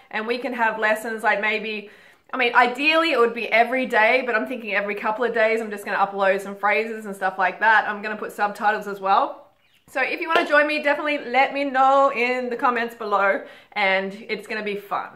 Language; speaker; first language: English; native; English